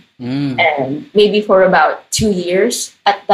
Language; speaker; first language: English; non-native, local second language; Filipino